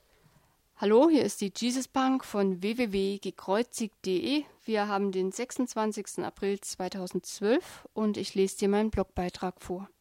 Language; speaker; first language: German; native; German